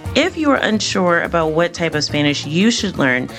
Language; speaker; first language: English; native; English